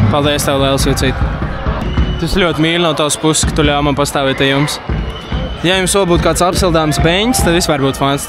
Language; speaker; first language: Latvian; native; Latvian